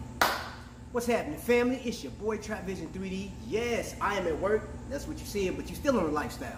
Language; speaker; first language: English; native; English